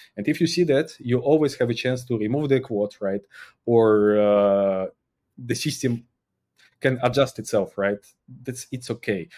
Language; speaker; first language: English; non-native, fluent; Uzbek